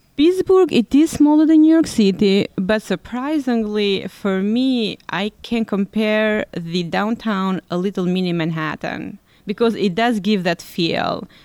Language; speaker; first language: English; non-native, fluent; Albanian